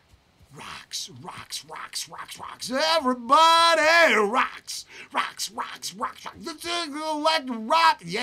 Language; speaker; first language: English; native; English